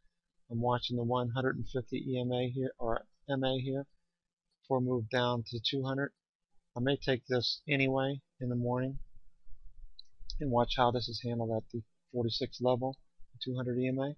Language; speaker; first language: English; native; English